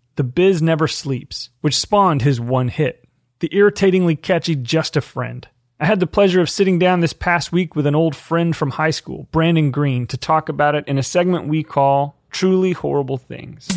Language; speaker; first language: English; native; English